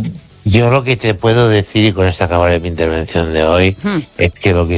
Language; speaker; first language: Spanish; native; Spanish